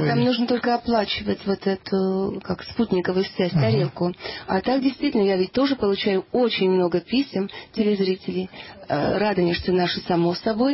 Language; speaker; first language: Russian; native; Russian